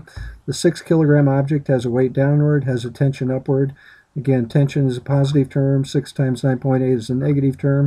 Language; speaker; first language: English; native; English